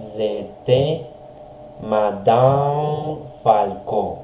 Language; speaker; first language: French; non-native, learner; Spanish